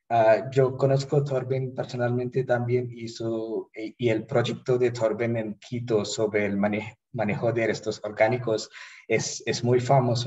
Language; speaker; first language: Spanish; non-native, fluent; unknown